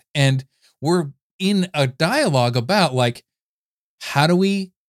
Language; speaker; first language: English; native; English